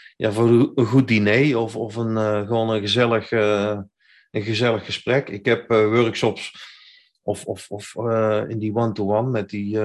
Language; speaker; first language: Dutch; native; Dutch